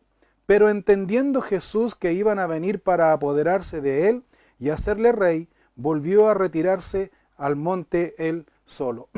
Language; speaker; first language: Spanish; native; Spanish